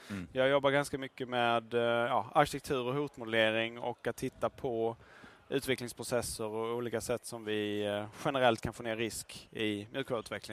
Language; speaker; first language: Swedish; native; Swedish